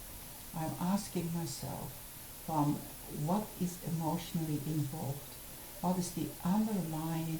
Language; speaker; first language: English; non-native, fluent; Dutch